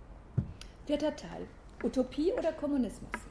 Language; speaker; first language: German; native; German